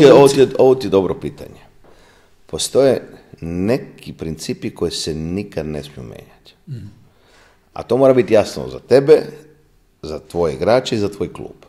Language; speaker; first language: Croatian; non-native, fluent; Italian